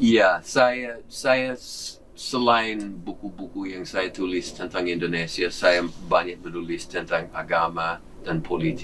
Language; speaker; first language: Indonesian; non-native, fluent; English